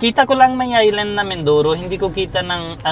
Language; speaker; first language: Filipino; non-native, learner; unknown